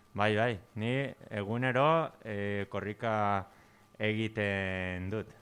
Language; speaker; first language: Basque; non-native, learner; Catalan